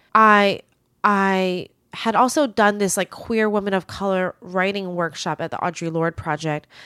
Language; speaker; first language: English; early bilingual, other home language; Chinese